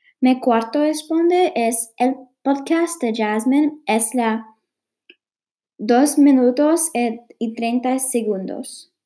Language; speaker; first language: Spanish; non-native, learner; English